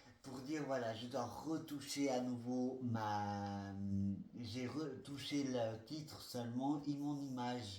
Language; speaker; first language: French; non-native, fluent; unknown